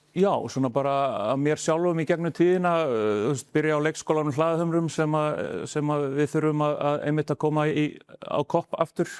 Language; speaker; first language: Icelandic; native; Icelandic